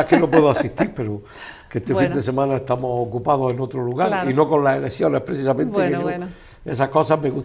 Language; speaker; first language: Spanish; native; Spanish